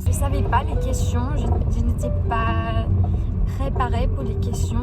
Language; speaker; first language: French; non-native, fluent; English